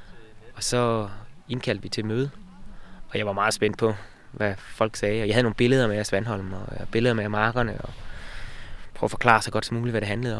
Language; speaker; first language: Danish; native; Danish